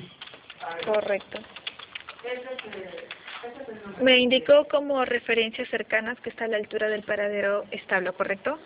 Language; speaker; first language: Spanish; native; Spanish